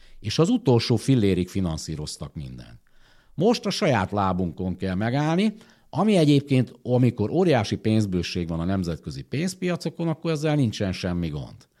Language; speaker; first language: Hungarian; native; Hungarian